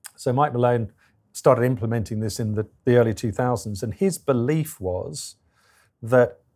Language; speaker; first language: English; native; English